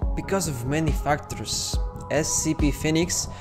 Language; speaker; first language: English; non-native, fluent; Polish